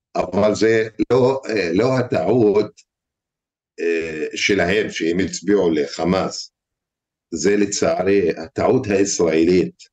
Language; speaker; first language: Hebrew; non-native, fluent; Arabic